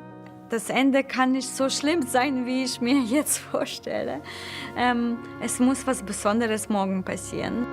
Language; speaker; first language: German; non-native, fluent; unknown